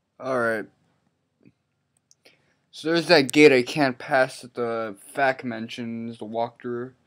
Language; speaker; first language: English; native; English